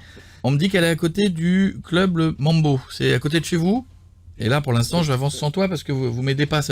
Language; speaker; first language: French; native; French